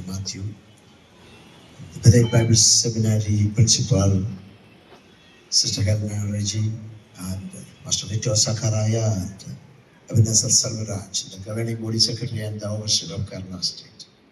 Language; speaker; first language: English; non-native, local second language; Malayalam